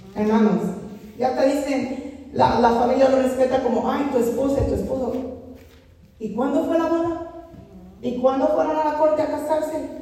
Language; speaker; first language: Spanish; non-native, fluent; English